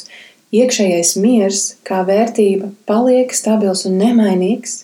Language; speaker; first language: Latvian; native; Latvian